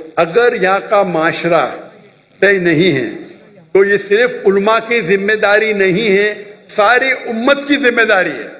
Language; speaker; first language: Urdu; non-native, local second language; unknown